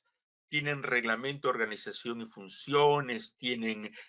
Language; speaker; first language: Spanish; native; Spanish